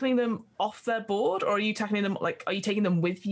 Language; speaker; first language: English; native; English